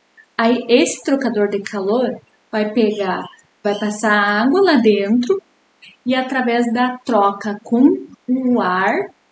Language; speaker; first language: Portuguese; native; Portuguese